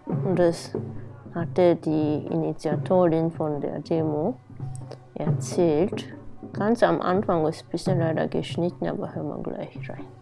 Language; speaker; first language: German; non-native, fluent; Japanese